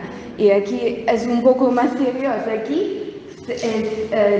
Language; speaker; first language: Spanish; non-native, learner; English